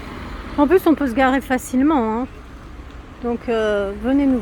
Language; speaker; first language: French; native; French